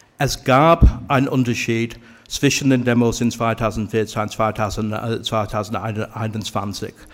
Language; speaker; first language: German; non-native, fluent; English